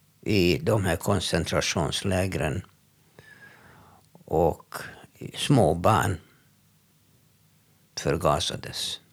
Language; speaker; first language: Swedish; non-native, fluent; Hungarian